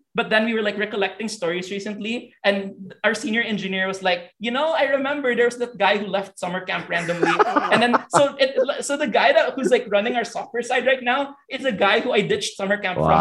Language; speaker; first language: English; non-native, local second language; Hiligaynon